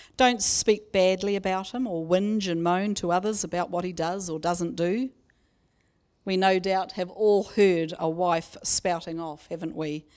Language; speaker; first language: English; native; English